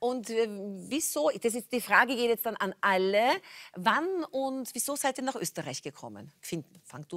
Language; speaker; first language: German; native; German